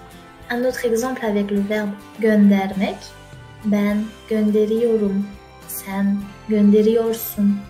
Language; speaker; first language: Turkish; non-native, fluent; French